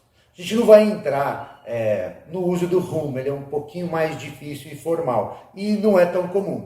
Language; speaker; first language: Portuguese; non-native, fluent; English